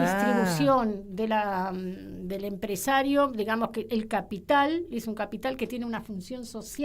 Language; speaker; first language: Spanish; native; Spanish